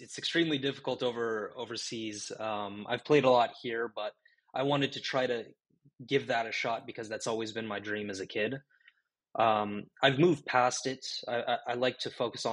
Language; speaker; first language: English; native; English